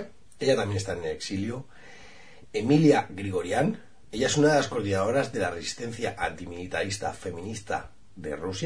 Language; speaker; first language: Spanish; native; Spanish